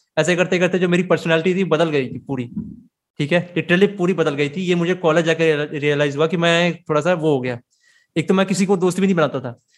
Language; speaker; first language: Hindi; native; Hindi